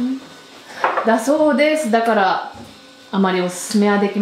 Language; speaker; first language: Japanese; native; Japanese